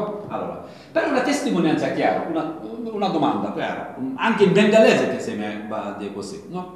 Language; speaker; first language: Italian; non-native, learner; Bangla